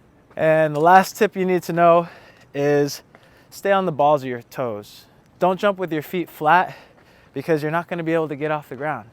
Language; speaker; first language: English; native; English